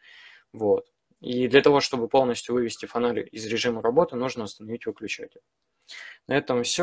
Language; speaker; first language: Russian; native; Russian